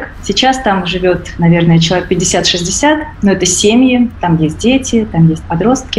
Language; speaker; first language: Russian; native; Russian